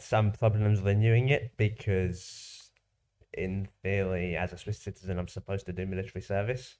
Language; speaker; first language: English; native; English